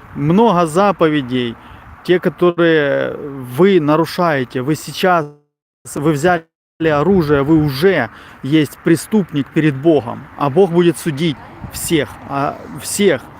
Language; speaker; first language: Russian; non-native, local second language; Ukrainian